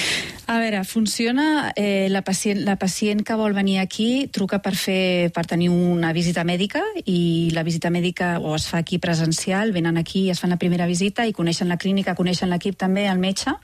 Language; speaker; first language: Catalan; native; Catalan